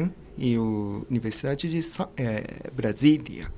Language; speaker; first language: Portuguese; non-native, fluent; Japanese